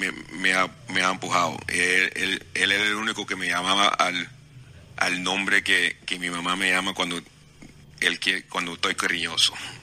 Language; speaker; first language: Spanish; non-native, fluent; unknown